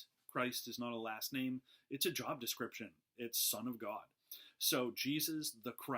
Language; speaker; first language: English; native; English